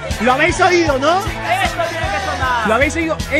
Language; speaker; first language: Spanish; native; Spanish